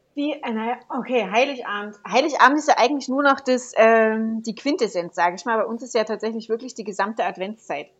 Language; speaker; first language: German; native; German